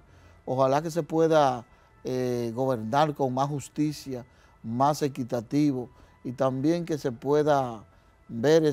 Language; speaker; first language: Spanish; native; Spanish